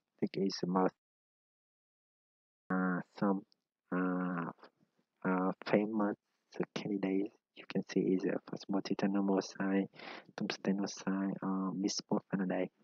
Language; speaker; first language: English; non-native, learner; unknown